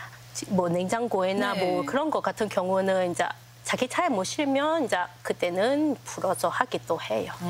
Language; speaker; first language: Korean; non-native, fluent; Thai